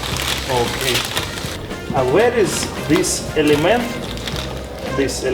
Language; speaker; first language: English; non-native, learner; Russian